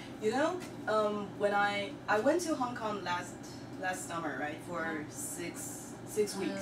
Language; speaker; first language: English; non-native, learner; Chinese